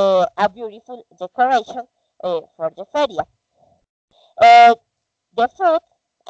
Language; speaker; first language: English; non-native, fluent; Spanish